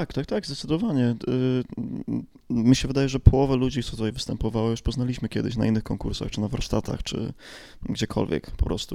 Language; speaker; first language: Polish; native; Polish